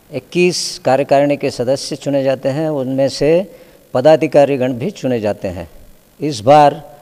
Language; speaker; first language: Hindi; non-native, local second language; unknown